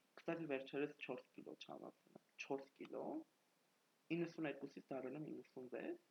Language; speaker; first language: Armenian; native; Armenian